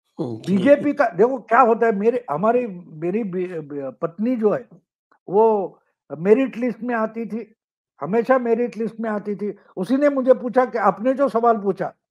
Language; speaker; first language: Hindi; non-native, local second language; Marathi